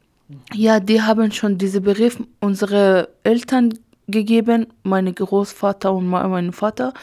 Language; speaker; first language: German; non-native, learner; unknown